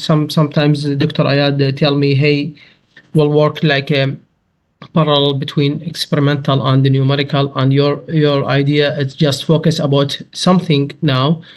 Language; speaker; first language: English; non-native, learner; Arabic